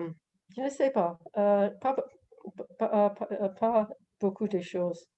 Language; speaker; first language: French; non-native, learner; English